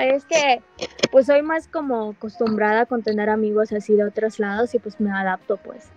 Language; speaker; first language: Spanish; native; Spanish